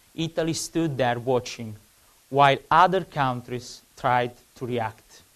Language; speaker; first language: English; non-native, fluent; Italian